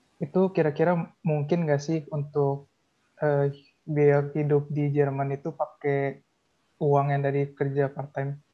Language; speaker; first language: Indonesian; native; Indonesian